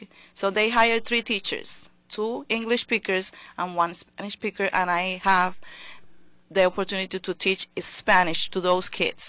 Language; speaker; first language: English; non-native, fluent; Spanish